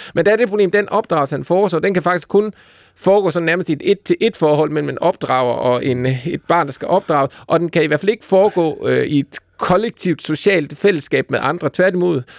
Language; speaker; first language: Danish; native; Danish